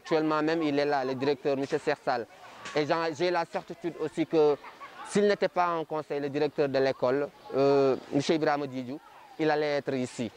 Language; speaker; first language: French; non-native, local second language; Wolof